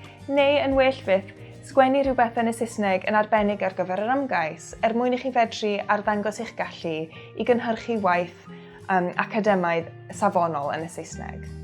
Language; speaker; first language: Welsh; native; Welsh